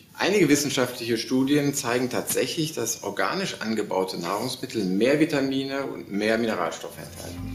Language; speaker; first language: German; native; German